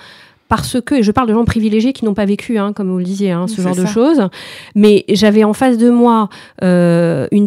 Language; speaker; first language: French; native; French